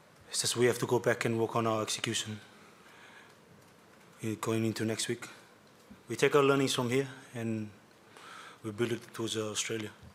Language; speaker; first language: English; non-native, local second language; Fijian